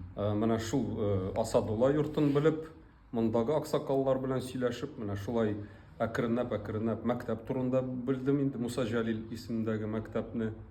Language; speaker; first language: Tatar; early bilingual, heritage; Tatar